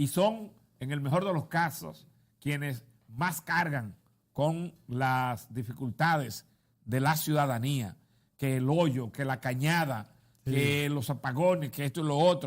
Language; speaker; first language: Spanish; native; Spanish